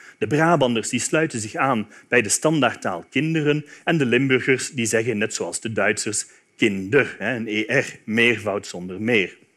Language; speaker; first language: Dutch; native; Dutch